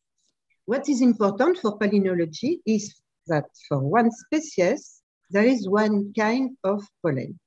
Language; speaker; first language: English; non-native, fluent; French